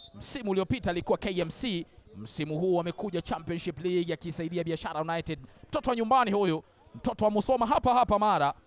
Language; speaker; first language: Swahili; native; Swahili